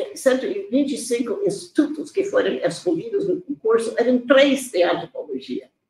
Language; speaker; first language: Portuguese; non-native, fluent; English